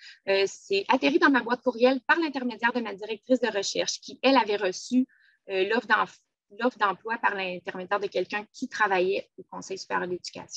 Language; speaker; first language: French; native; French